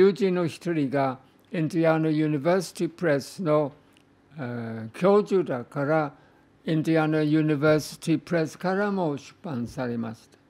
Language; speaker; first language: Japanese; non-native, fluent; English